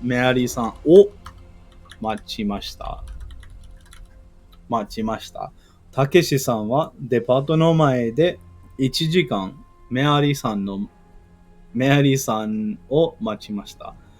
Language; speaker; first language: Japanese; non-native, learner; English